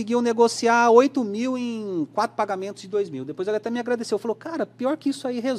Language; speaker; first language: Portuguese; native; Portuguese